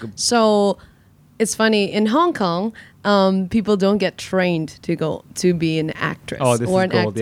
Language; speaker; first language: English; native; English